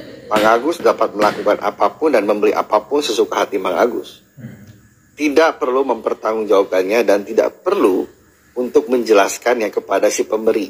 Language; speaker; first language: Indonesian; native; Indonesian